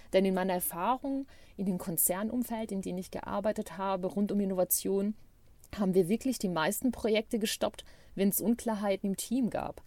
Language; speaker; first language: German; non-native, fluent; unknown